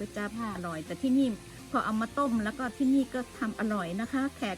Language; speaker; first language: Thai; native; Thai